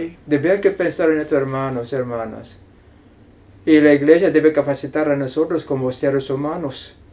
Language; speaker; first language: Spanish; non-native, fluent; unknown